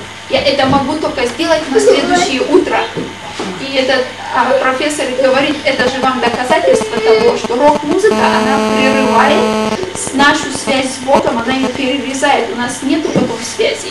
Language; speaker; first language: Russian; native; Russian